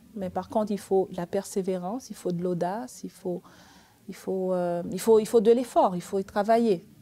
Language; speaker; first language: French; early bilingual, other home language; Haitian Creole